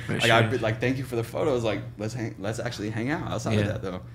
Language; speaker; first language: English; native; English